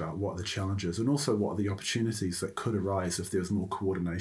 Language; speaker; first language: English; native; English